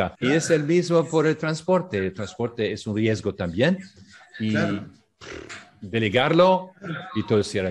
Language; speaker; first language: Spanish; non-native, learner; English